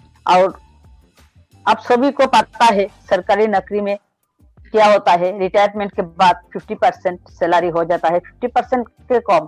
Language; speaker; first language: Hindi; non-native, local second language; Bangla